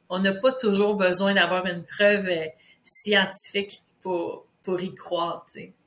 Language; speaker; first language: French; native; French